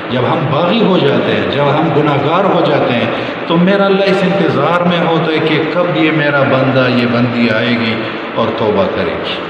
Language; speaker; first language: Urdu; non-native, local second language; Pashto